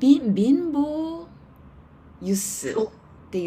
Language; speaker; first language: Japanese; non-native, learner; English